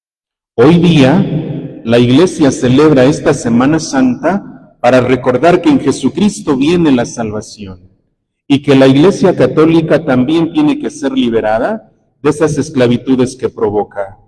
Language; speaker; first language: Spanish; native; Spanish